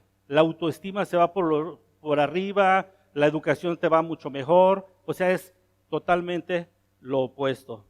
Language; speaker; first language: Spanish; native; Spanish